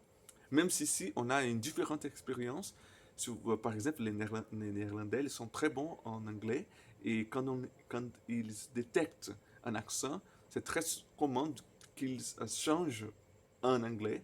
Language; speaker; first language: French; non-native, fluent; Portuguese